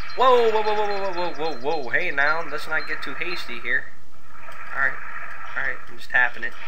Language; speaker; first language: English; native; English